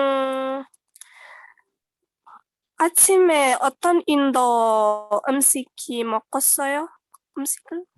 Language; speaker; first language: Korean; non-native, learner; Indonesian